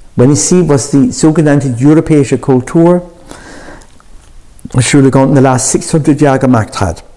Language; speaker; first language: German; non-native, fluent; English